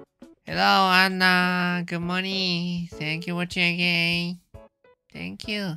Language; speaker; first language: English; non-native, learner; Japanese